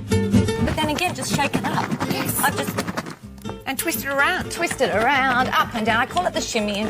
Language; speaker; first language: English; native; English